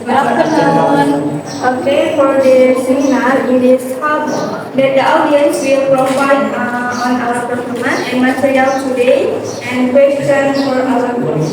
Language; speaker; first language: English; non-native, learner; Indonesian